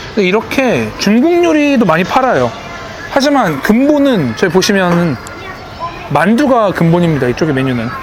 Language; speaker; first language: Korean; native; Korean